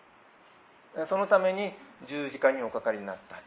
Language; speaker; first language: Japanese; native; Japanese